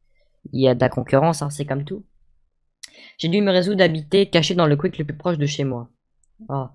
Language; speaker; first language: French; native; French